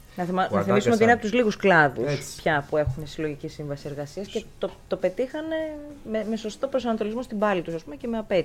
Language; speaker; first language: Greek; native; Greek